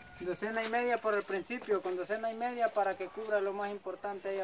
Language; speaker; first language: Spanish; native; Spanish